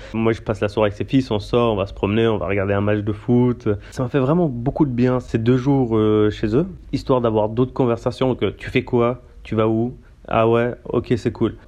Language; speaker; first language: French; early bilingual, other home language; Turkish